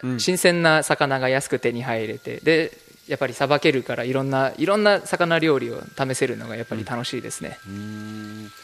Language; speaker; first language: Japanese; early bilingual, heritage; Japanese